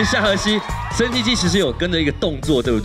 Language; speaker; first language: Chinese; native; Chinese